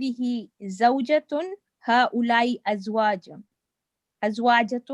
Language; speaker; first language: Arabic; non-native, learner; English